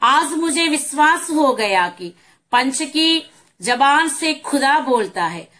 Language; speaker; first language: Hindi; non-native, local second language; Telugu